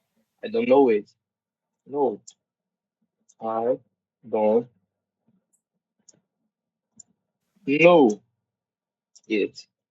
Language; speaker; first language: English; non-native, learner; Portuguese